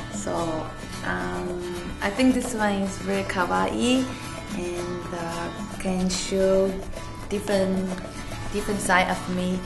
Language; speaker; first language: English; non-native, fluent; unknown